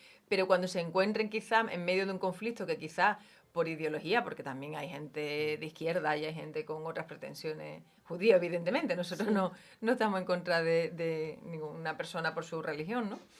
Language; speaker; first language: Spanish; native; Spanish